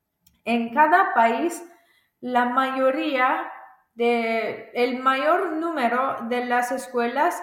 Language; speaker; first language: Spanish; non-native, fluent; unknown